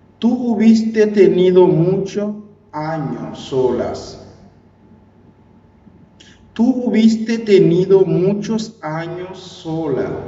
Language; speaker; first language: Spanish; non-native, learner; Haitian Creole